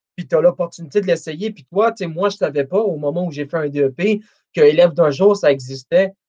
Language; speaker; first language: French; native; French